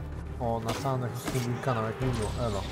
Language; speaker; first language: Polish; native; Polish